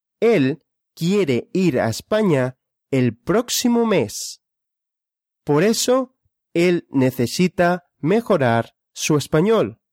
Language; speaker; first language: Spanish; non-native, fluent; Russian